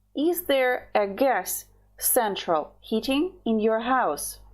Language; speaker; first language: English; non-native, fluent; Ukrainian